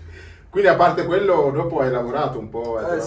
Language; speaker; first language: Italian; native; Italian